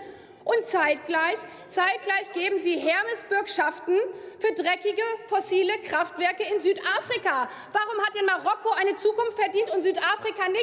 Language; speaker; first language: German; native; German